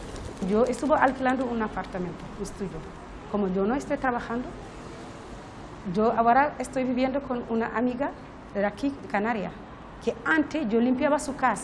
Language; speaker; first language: Spanish; non-native, learner; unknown